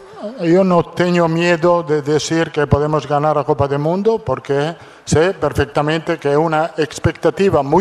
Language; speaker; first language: Portuguese; non-native, fluent; Italian